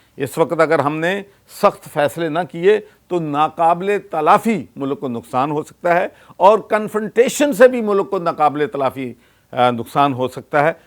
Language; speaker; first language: Urdu; non-native, local second language; Punjabi